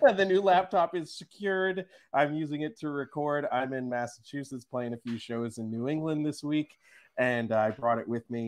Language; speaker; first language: English; native; English